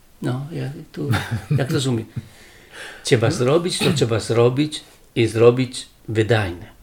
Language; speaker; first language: Polish; non-native, learner; Italian